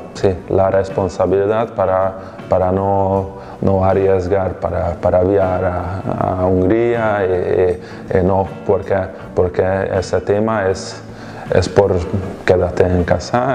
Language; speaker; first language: Spanish; non-native, fluent; Hungarian